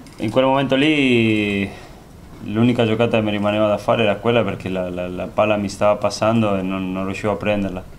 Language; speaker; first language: Italian; non-native, fluent; Spanish